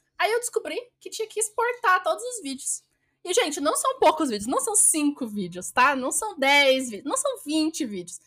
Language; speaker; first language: Portuguese; native; Portuguese